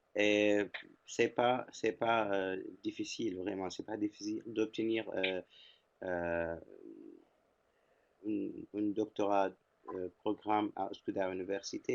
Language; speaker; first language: French; non-native, fluent; Turkish